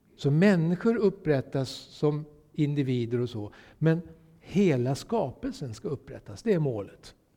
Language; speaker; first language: Swedish; native; Swedish